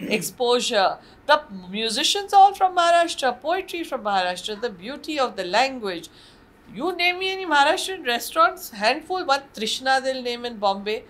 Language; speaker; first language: English; non-native, local second language; Marathi